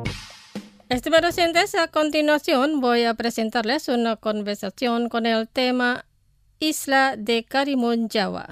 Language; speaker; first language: Spanish; non-native, fluent; Indonesian